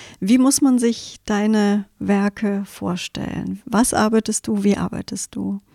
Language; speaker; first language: German; native; German